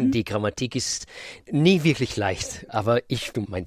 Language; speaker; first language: German; non-native, fluent; Russian